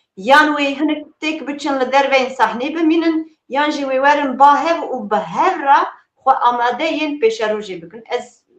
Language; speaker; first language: Kurdish; native; Kurdish